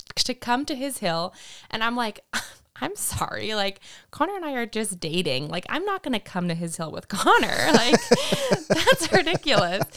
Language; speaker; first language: English; native; English